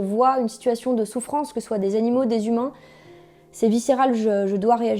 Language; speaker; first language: French; native; French